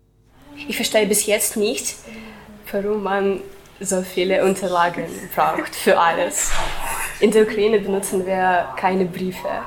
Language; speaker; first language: German; non-native, fluent; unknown